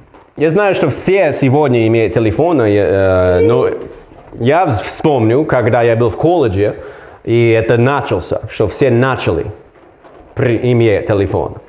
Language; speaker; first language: Russian; non-native, learner; English